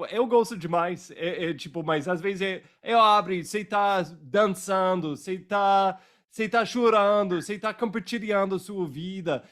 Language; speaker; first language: Portuguese; non-native, fluent; English